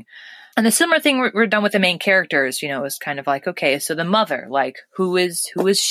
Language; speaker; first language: English; native; English